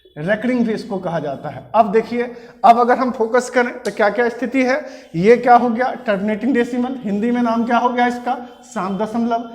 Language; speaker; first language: Hindi; native; Hindi